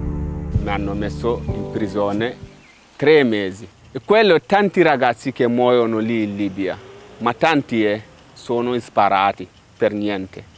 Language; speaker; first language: Italian; non-native, learner; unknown